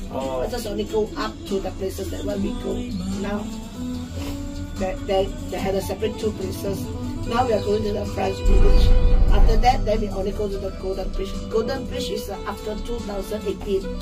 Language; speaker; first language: English; non-native, local second language; Chinese